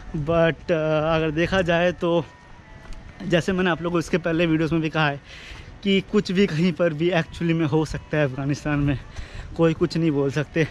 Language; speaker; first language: Hindi; native; Hindi